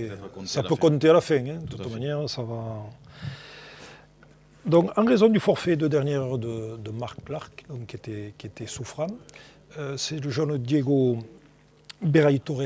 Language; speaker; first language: French; native; French